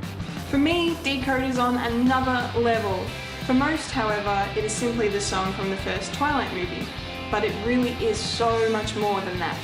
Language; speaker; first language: English; native; English